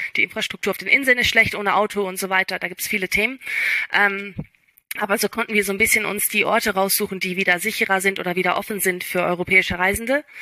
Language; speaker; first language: German; early bilingual, other home language; English